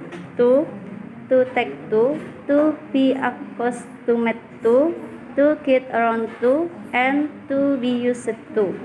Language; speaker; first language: English; non-native, learner; Indonesian